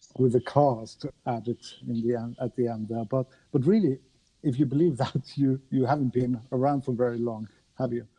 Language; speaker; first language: English; non-native, fluent; Norwegian